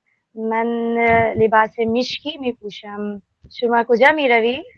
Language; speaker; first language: Persian; non-native, learner; Urdu